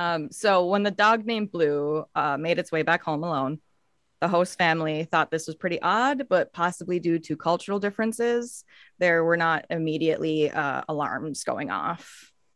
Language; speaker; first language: English; native; English